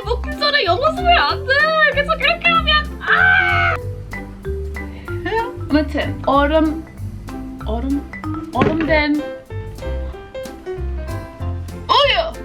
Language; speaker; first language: Korean; non-native, fluent; English